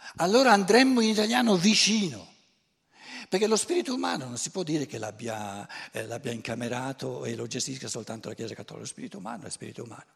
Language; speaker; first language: Italian; native; Italian